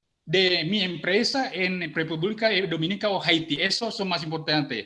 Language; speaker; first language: Spanish; non-native, learner; Indonesian